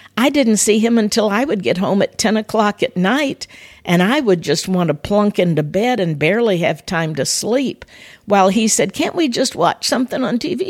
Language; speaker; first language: English; native; English